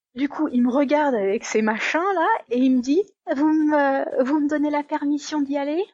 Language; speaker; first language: French; native; French